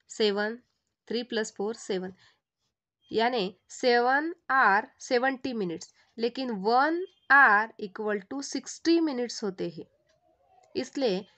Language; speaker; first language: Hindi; non-native, local second language; Marathi